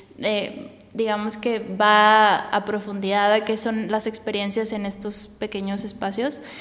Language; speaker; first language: Spanish; native; Spanish